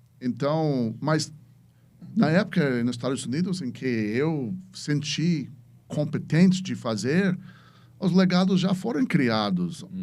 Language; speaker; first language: Portuguese; non-native, fluent; English